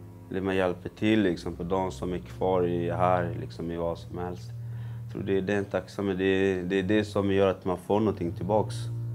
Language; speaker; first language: Swedish; non-native, fluent; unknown